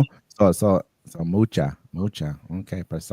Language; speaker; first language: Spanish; non-native, learner; English